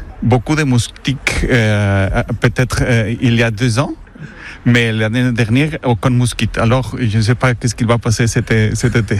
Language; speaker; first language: French; non-native, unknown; Spanish